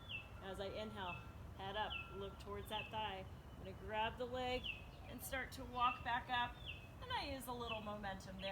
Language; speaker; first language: English; native; English